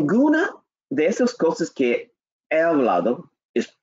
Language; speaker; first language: Spanish; non-native, learner; English